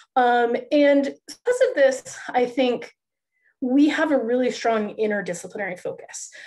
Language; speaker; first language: English; native; English